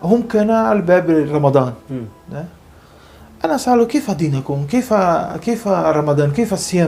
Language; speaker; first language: Arabic; non-native, learner; Portuguese